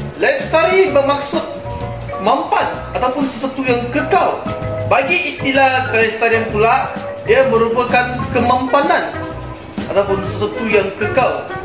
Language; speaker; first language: Malay; non-native, local second language; Cantonese